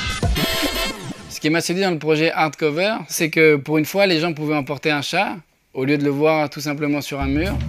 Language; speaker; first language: French; non-native, fluent; Spanish